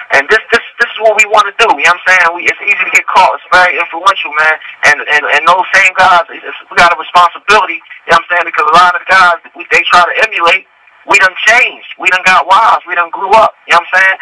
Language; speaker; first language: English; native; English